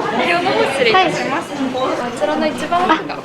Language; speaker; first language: Japanese; native; Japanese